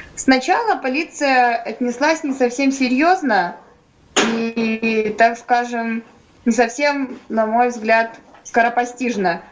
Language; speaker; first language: Russian; native; Russian